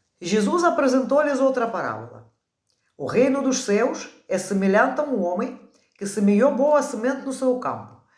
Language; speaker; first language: Portuguese; non-native, fluent; Ukrainian